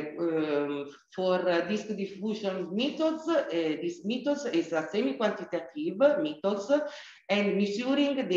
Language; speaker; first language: English; non-native, learner; Italian